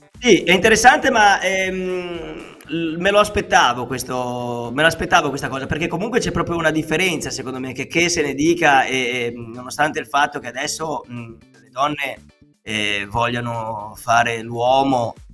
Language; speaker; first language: Italian; native; Italian